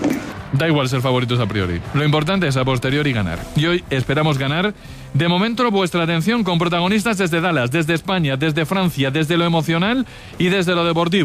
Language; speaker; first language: Spanish; native; Spanish